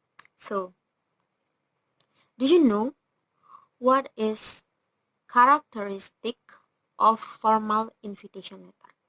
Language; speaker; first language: English; non-native, learner; Indonesian